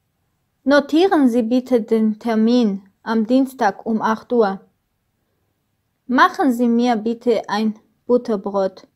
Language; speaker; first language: German; non-native, fluent; Armenian